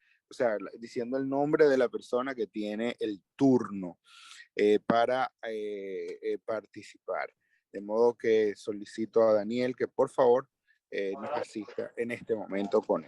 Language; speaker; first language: Spanish; native; Spanish